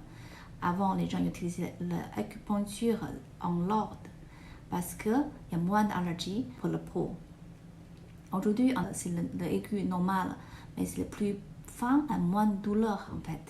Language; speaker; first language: French; non-native, learner; Chinese